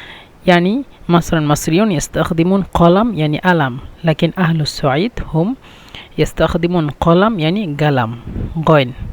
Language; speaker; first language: Arabic; non-native, fluent; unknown